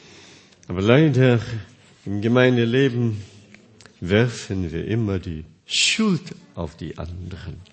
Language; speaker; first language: German; non-native, fluent; Korean